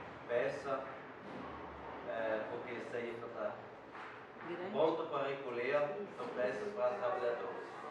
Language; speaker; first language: Portuguese; non-native, fluent; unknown